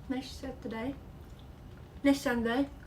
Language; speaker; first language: English; non-native, learner; Vietnamese